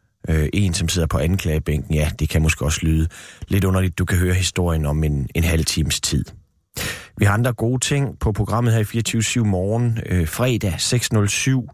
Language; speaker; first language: Danish; native; Danish